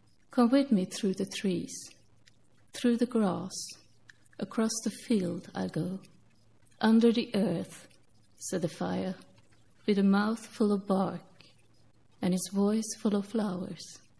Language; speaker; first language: English; non-native, fluent; Norwegian